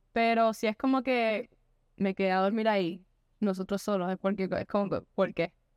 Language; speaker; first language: Spanish; early bilingual, heritage; Spanish